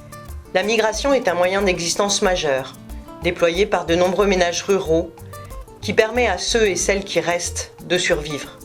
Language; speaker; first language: French; native; French